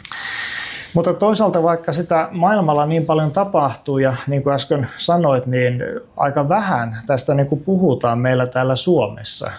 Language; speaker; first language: Finnish; native; Finnish